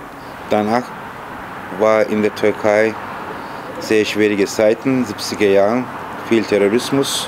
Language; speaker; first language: German; non-native, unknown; Turkish